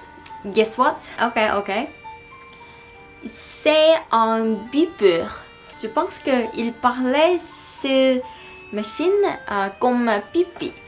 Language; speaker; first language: French; non-native, learner; Korean